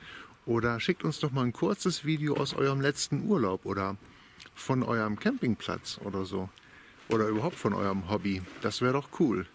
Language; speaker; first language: German; native; German